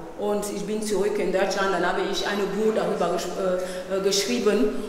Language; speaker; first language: German; non-native, learner; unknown